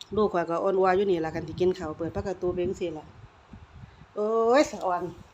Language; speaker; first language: Thai; native; Thai